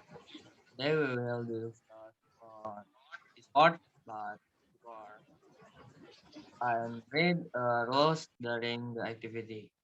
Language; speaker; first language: English; non-native, learner; Indonesian